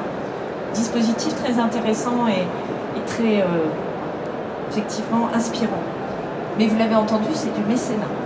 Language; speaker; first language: French; native; French